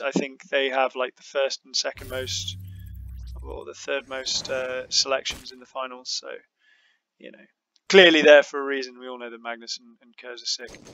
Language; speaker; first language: English; native; English